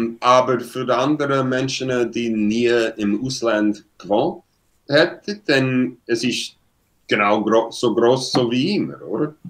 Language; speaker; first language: German; non-native, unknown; English